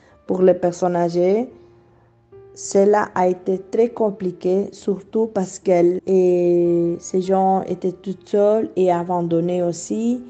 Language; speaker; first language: French; non-native, fluent; Spanish